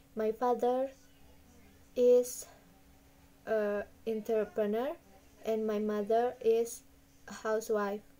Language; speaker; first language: English; non-native, learner; Indonesian